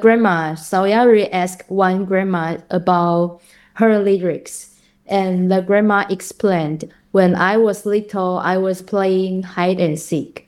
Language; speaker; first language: English; non-native, learner; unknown